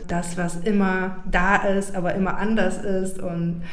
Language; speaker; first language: German; non-native, fluent; Bulgarian